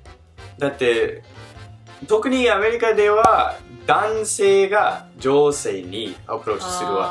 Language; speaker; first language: Japanese; non-native, fluent; English